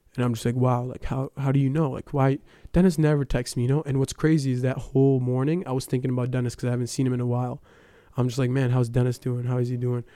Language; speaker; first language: English; early bilingual, other home language; Ukrainian